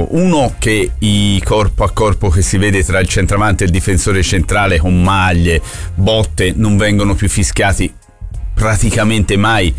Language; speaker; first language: Italian; native; Italian